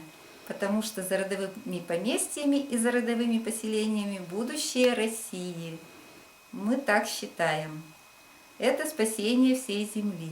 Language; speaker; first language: Russian; native; Russian